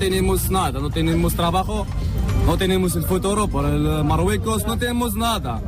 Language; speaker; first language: Spanish; non-native, learner; Arabic